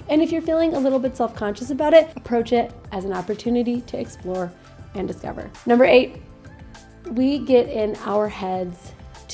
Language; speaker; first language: English; native; English